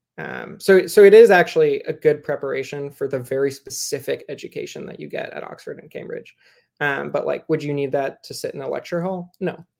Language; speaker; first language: English; native; English